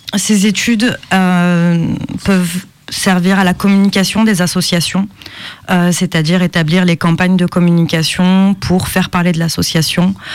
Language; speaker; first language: French; early bilingual, other home language; Arabic